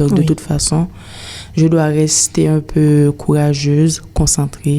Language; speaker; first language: French; non-native, local second language; Haitian Creole